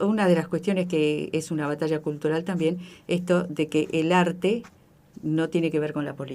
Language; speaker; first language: Spanish; native; Spanish